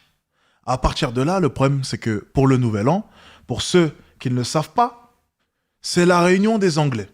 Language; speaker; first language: French; native; French